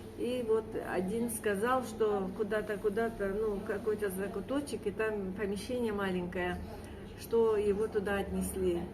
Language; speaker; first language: Russian; native; Russian